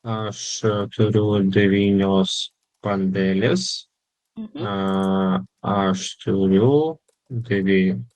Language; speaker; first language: Lithuanian; non-native, learner; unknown